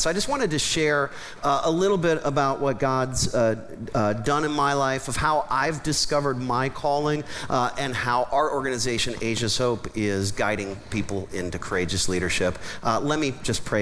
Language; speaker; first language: English; native; English